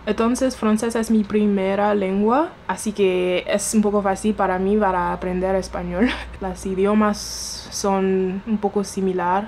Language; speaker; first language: Spanish; non-native, learner; French